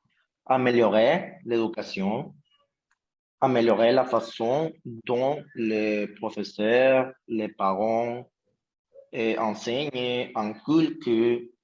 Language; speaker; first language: French; non-native, learner; Spanish